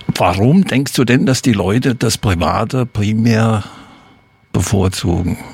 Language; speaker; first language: German; native; German